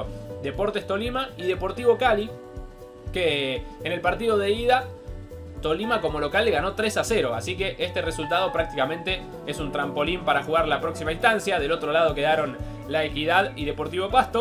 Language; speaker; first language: Spanish; native; Spanish